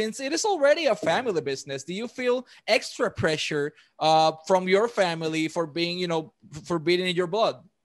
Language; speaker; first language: English; non-native, local second language; Spanish